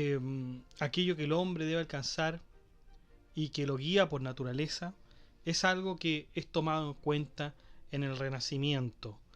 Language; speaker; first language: Spanish; native; Spanish